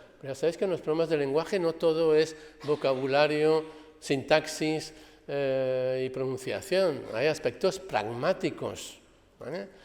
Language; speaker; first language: Spanish; non-native, fluent; French